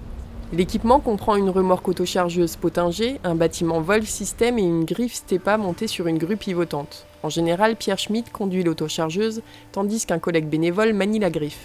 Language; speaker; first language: French; native; French